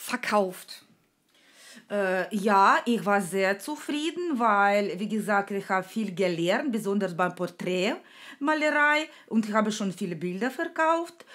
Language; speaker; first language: German; non-native, learner; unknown